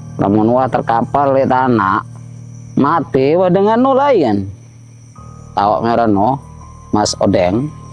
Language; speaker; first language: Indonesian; non-native, local second language; Sasak